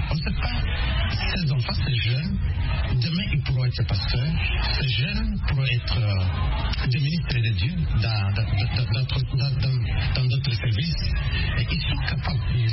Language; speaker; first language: French; non-native, local second language; Kinyarwanda